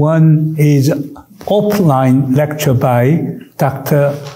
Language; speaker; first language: English; non-native, fluent; Korean